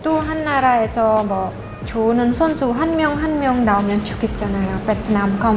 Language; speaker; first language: Korean; non-native, learner; Khmer